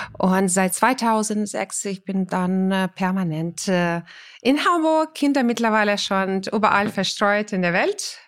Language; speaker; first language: German; non-native, fluent; Ukrainian